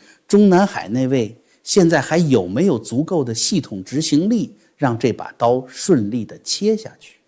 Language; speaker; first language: Chinese; native; Chinese